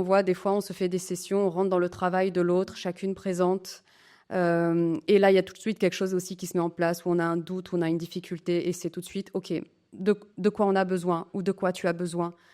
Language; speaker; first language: French; native; French